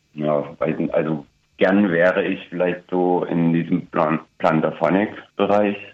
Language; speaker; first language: German; non-native, fluent; English